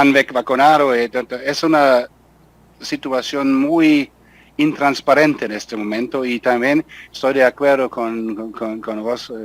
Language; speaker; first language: Spanish; non-native, fluent; German